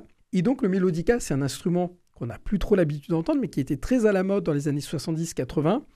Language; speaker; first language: French; native; French